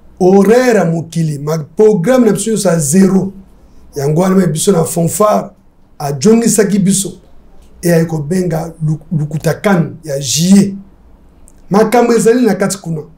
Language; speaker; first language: Lingala; native; Lingala